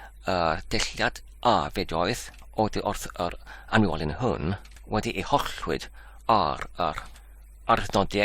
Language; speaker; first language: Welsh; non-native, fluent; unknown